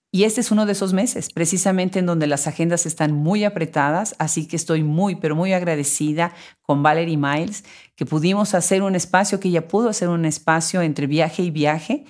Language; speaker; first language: Spanish; native; Spanish